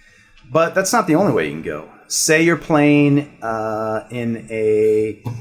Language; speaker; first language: English; native; English